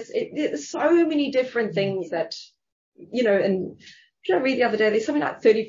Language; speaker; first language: English; native; English